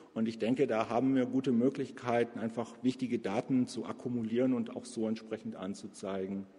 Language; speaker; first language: German; native; German